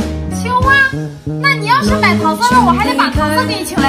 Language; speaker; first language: Chinese; native; Chinese